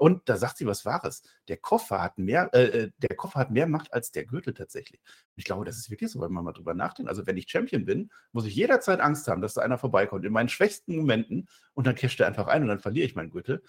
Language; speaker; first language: German; native; German